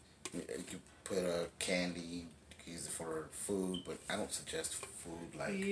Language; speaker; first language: English; native; English